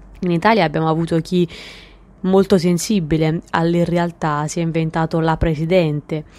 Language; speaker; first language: Italian; native; Italian